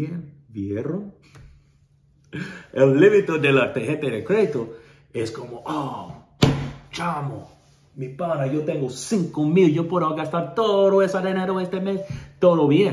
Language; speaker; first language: Spanish; non-native, learner; English